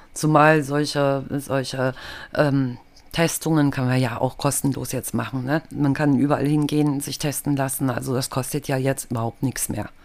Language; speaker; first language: German; native; German